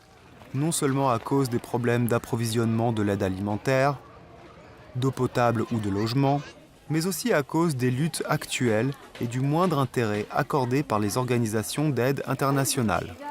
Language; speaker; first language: French; native; French